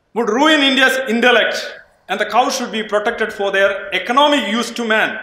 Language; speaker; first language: English; non-native, local second language; Malayalam